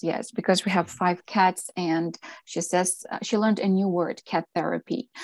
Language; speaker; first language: English; non-native, fluent; Ukrainian